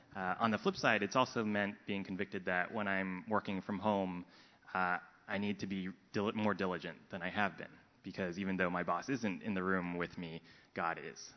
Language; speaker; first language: English; non-native, local second language; Cantonese